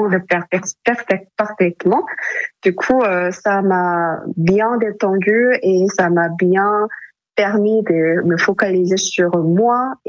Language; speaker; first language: French; non-native, fluent; Korean